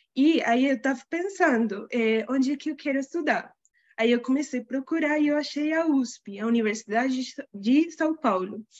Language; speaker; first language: Portuguese; non-native, fluent; Spanish